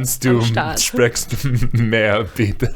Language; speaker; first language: German; non-native, learner; English